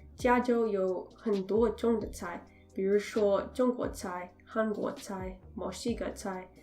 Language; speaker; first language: Chinese; non-native, learner; English